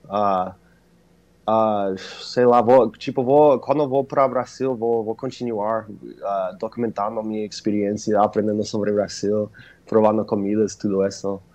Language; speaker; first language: Portuguese; non-native, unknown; English